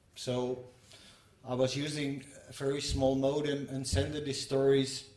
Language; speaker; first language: English; non-native, fluent; Dutch